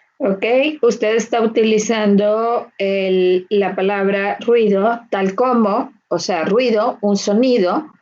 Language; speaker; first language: Spanish; native; Spanish